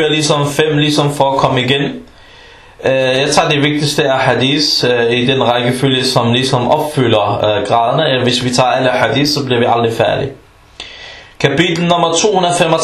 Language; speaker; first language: Danish; early bilingual, other home language; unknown